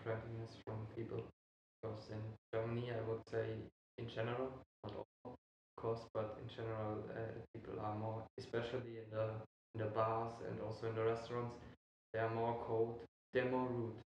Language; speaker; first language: English; non-native, fluent; German